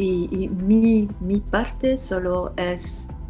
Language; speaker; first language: Spanish; non-native, fluent; French